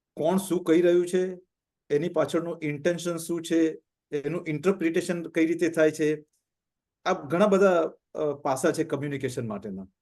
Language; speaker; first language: Gujarati; non-native, local second language; Punjabi